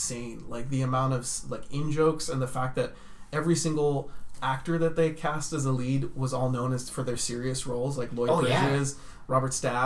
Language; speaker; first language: English; native; English